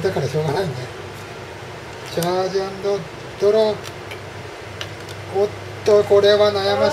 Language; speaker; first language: Japanese; native; Japanese